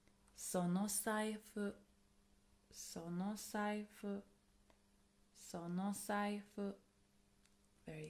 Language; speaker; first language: Japanese; non-native, fluent; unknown